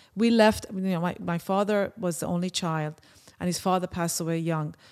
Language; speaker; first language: English; early bilingual, other home language; Persian